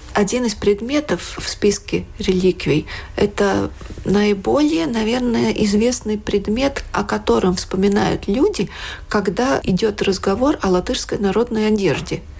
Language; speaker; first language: Russian; non-native, local second language; Latvian